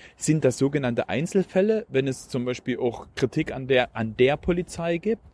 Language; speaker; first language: German; native; German